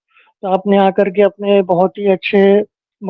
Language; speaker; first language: Hindi; native; Hindi